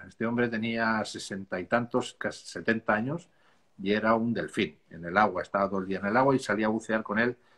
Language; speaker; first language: Spanish; native; Spanish